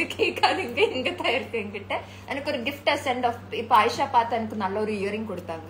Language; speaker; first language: Tamil; non-native, learner; Malayalam